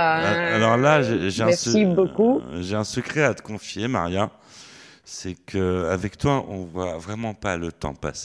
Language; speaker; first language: French; native; French